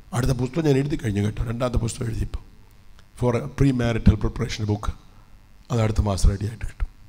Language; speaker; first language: Malayalam; early bilingual, heritage; Malayalam